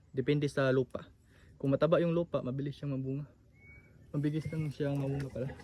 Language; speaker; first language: Filipino; native; Filipino